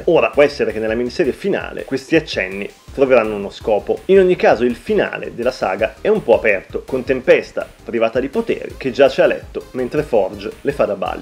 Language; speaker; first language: Italian; native; Italian